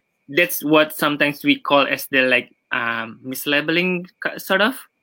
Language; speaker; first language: English; non-native, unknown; Indonesian